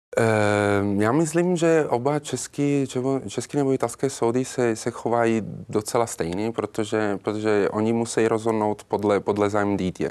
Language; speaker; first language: Czech; non-native, learner; Italian